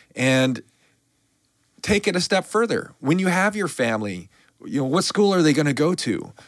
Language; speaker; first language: English; native; English